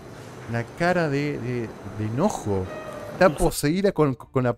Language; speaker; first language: Spanish; native; Spanish